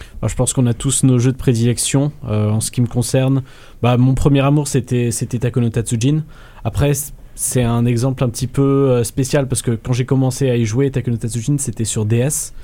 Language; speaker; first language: French; native; French